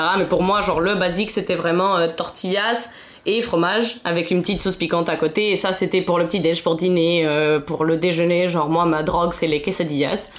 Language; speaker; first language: French; non-native, fluent; Spanish